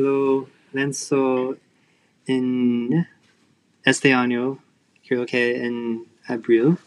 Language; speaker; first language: Spanish; non-native, learner; English